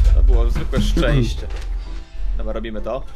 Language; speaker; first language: Polish; native; Polish